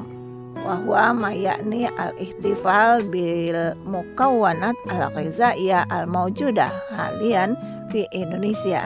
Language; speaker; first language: Arabic; non-native, fluent; Indonesian